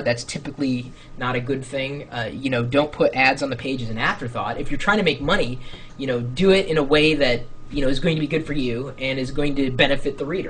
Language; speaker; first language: English; native; English